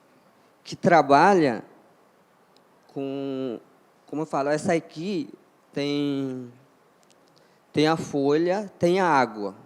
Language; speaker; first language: Portuguese; non-native, local second language; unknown